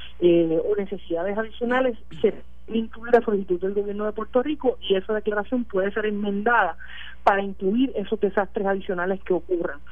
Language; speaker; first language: Spanish; native; Spanish